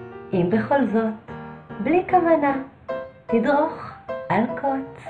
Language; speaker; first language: Hebrew; native; Hebrew